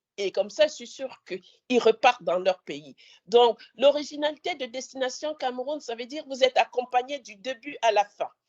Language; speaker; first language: French; native; French